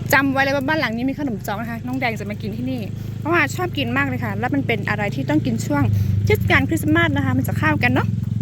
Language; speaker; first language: Thai; non-native, local second language; S'gaw Karen